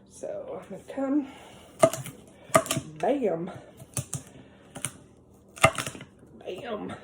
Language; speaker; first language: English; native; English